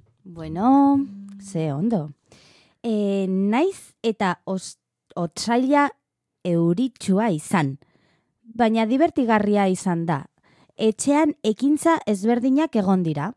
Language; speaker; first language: Basque; non-native, learner; Spanish